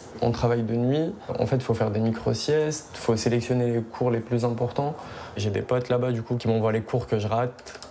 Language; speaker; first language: French; native; French